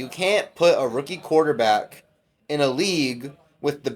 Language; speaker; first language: English; native; English